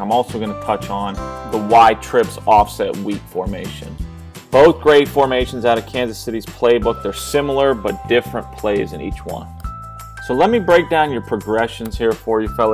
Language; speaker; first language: English; native; English